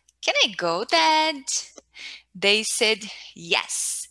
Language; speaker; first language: English; non-native, fluent; Portuguese